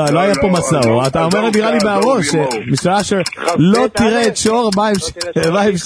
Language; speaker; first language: Hebrew; native; Hebrew